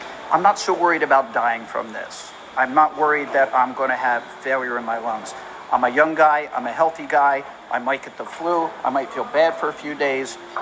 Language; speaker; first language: English; native; English